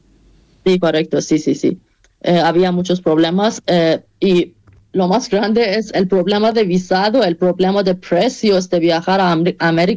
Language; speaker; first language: Spanish; non-native, fluent; Persian